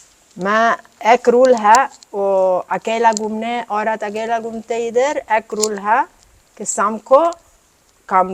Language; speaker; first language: Hindi; non-native, learner; Italian